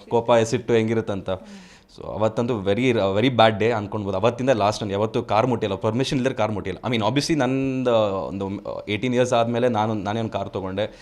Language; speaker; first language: Kannada; native; Kannada